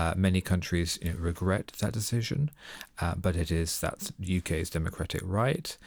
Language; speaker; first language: English; native; English